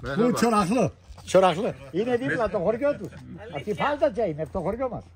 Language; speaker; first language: Turkish; early bilingual, heritage; Turkish